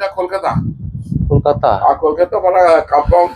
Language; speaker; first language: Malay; non-native, learner; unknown